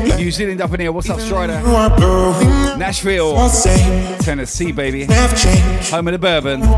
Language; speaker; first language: English; native; English